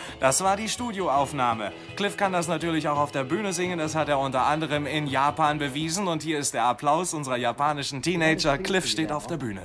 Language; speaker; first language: German; native; German